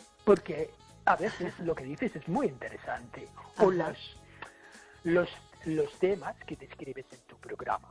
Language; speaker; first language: Spanish; non-native, fluent; English